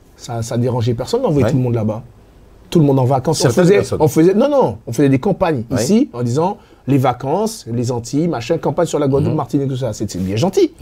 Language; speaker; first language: French; native; French